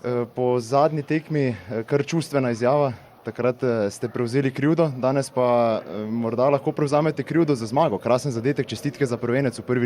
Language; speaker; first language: Slovenian; native; Slovenian